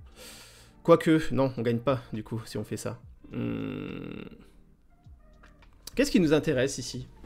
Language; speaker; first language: French; native; French